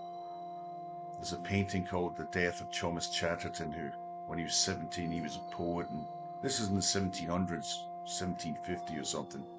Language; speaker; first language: English; native; English